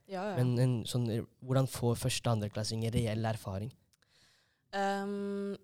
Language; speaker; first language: Norwegian; native; Norwegian